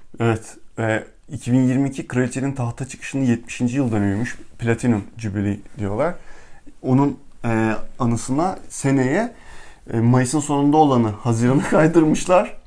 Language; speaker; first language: Turkish; native; Turkish